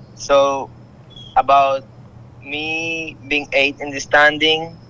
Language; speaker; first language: English; non-native, learner; Spanish